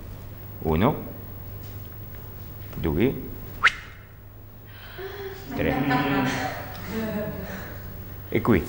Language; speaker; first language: Italian; non-native, learner; Russian